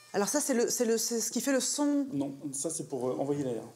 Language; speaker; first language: French; native; French